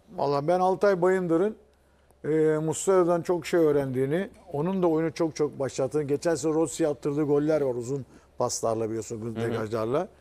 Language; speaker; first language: Turkish; native; Turkish